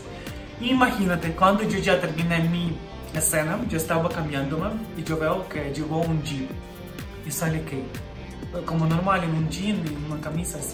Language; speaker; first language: Spanish; non-native, fluent; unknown